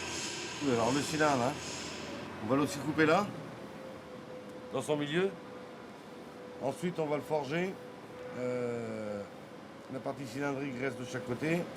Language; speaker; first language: French; native; French